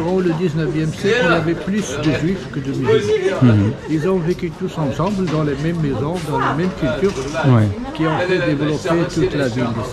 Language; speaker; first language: French; non-native, local second language; Arabic